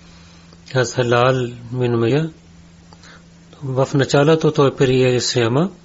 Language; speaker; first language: Bulgarian; non-native, learner; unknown